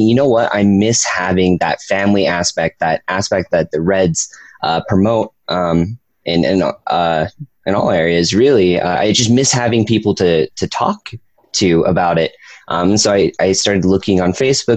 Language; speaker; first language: English; native; English